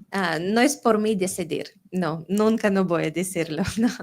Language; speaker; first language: Spanish; non-native, fluent; Russian